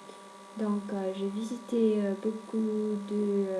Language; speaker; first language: French; non-native, learner; English